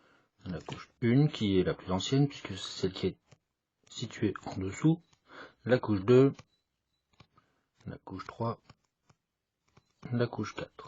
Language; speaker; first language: French; native; French